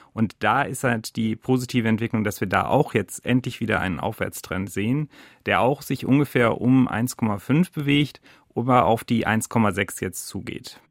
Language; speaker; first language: German; native; German